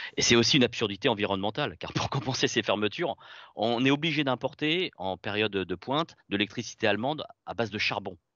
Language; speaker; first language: French; native; French